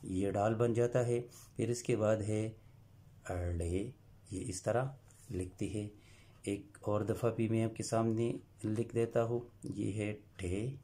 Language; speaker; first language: Urdu; non-native, local second language; Pashto